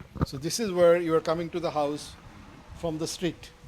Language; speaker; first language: English; non-native, local second language; Bangla